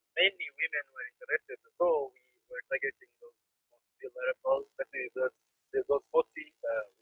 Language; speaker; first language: English; non-native, fluent; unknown